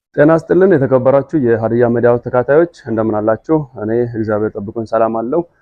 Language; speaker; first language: Amharic; non-native, local second language; Hadiyya